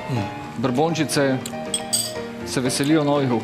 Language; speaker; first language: Slovenian; native; Slovenian